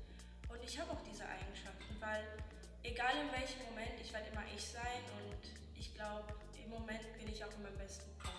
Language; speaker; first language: German; early bilingual, heritage; German